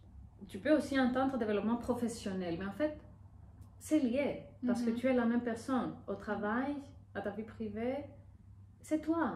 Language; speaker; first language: French; non-native, fluent; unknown